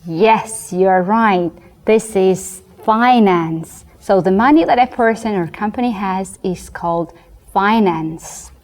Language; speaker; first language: English; non-native, fluent; Georgian